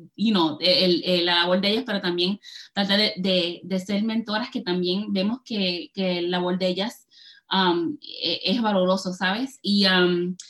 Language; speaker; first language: Spanish; early bilingual, heritage; Spanish